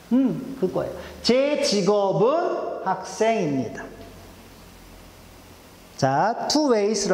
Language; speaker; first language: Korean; non-native, fluent; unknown